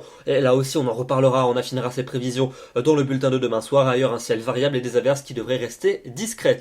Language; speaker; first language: French; native; French